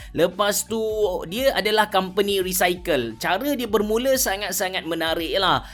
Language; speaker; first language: Malay; native; Malay